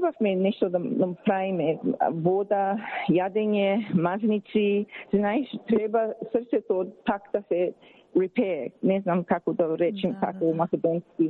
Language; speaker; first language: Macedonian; early bilingual, heritage; Macedonian